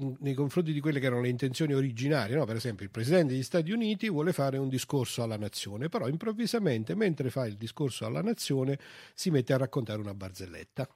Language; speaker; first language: Italian; native; Italian